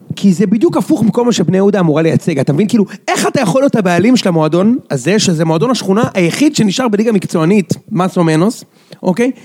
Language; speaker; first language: Hebrew; native; Hebrew